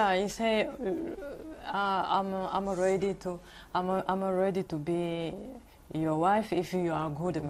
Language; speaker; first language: English; non-native, learner; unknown